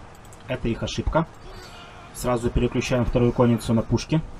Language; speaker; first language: Russian; native; Russian